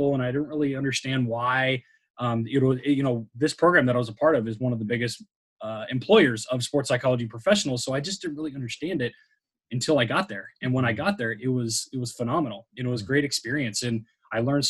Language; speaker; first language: English; native; English